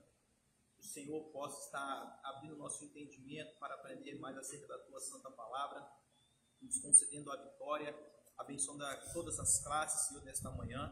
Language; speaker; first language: Portuguese; native; Portuguese